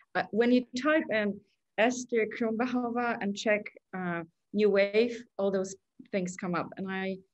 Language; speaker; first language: English; non-native, fluent; Polish